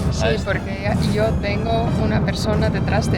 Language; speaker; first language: Spanish; non-native, fluent; Estonian